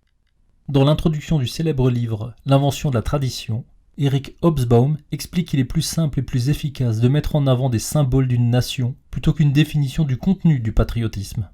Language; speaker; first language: French; native; French